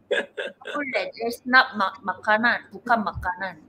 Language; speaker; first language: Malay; non-native, learner; Korean